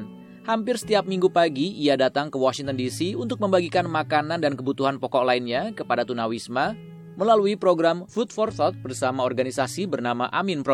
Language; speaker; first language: Indonesian; native; Indonesian